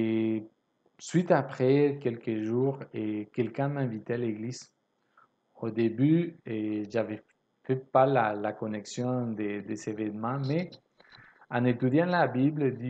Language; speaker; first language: French; non-native, fluent; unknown